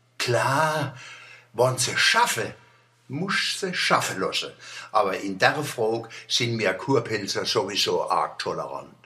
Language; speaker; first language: German; native; German